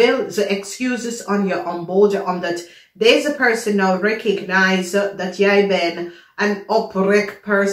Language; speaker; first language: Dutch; non-native, learner; English